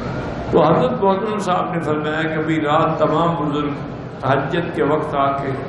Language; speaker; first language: Urdu; native; Urdu